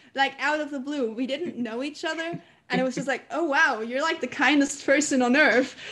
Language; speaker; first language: English; early bilingual, other home language; German